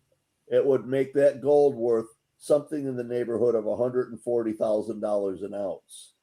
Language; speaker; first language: English; native; English